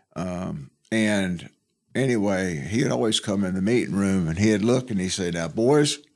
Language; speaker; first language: English; native; English